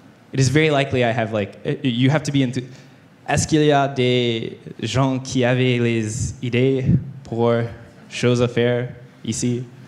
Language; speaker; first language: French; non-native, learner; English